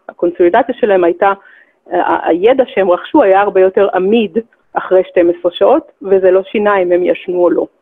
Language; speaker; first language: Hebrew; native; Hebrew